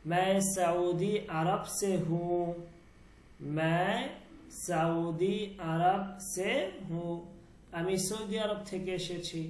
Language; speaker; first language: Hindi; non-native, learner; Bangla